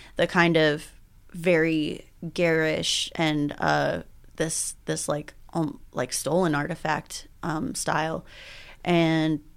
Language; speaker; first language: English; early bilingual, other home language; Spanish